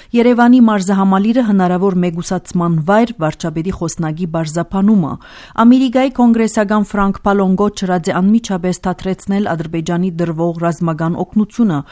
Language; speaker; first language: Armenian; native; Armenian